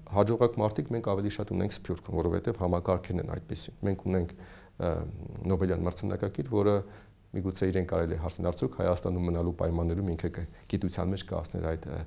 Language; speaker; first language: Armenian; native; Armenian